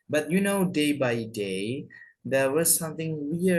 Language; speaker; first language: English; non-native, fluent; Indonesian